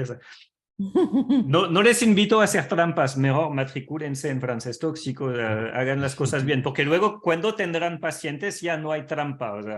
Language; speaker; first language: Spanish; non-native, fluent; French